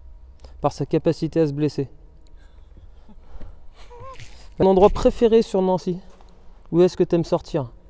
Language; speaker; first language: French; native; French